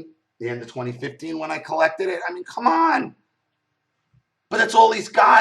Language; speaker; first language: English; native; English